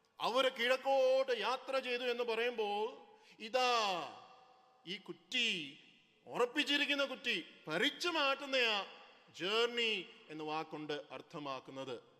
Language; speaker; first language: Malayalam; early bilingual, heritage; Malayalam